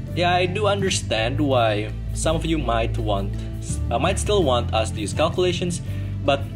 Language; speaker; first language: English; non-native, fluent; Indonesian